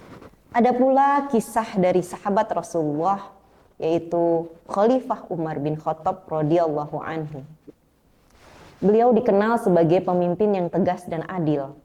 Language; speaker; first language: Indonesian; native; Indonesian